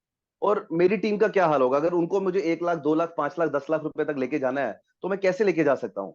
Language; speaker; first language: Hindi; native; Hindi